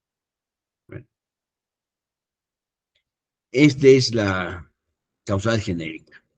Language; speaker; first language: Spanish; native; Spanish